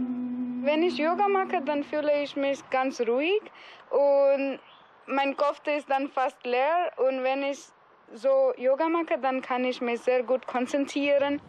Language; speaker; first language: German; non-native, fluent; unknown